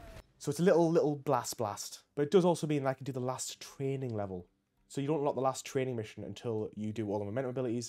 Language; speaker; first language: English; native; English